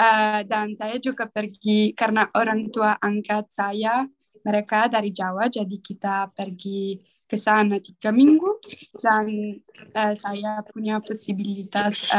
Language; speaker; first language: Indonesian; non-native, learner; Italian